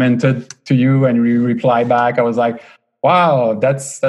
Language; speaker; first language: English; non-native, fluent; French